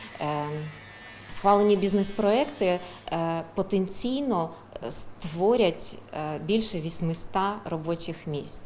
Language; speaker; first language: Ukrainian; native; Ukrainian